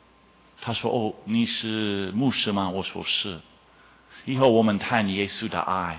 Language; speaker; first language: Chinese; non-native, fluent; English